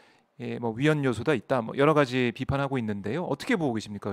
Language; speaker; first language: Korean; native; Korean